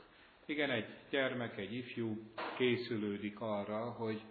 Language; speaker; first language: Hungarian; native; Hungarian